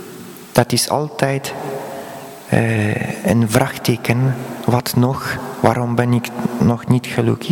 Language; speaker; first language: Dutch; non-native, fluent; Polish